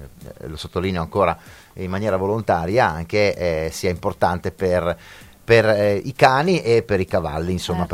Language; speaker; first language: Italian; native; Italian